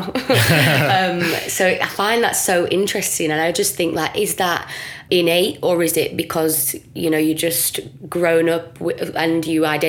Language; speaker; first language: English; native; English